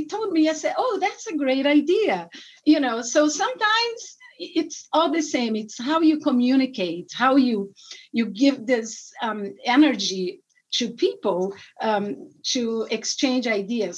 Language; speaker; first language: English; non-native, fluent; Portuguese